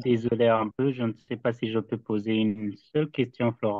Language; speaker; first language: French; non-native, local second language; Rundi